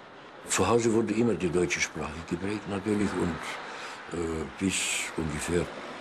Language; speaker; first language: German; early bilingual, heritage; German